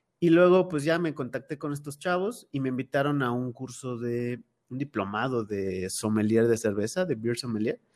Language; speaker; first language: Spanish; native; Spanish